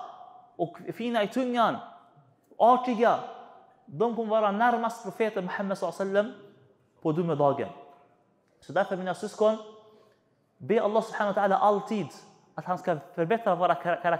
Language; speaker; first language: Swedish; non-native, fluent; Arabic